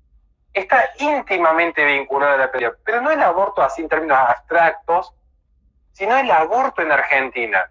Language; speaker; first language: Spanish; native; Spanish